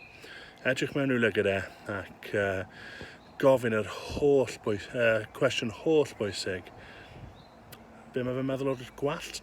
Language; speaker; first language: Welsh; native; Welsh